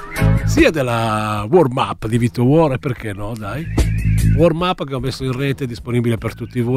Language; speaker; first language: Italian; native; Italian